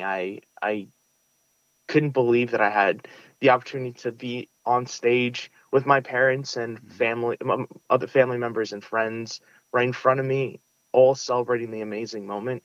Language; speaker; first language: English; early bilingual, other home language; Russian